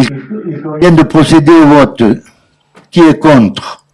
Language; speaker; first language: French; native; French